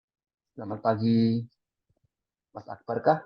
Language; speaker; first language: Indonesian; native; Indonesian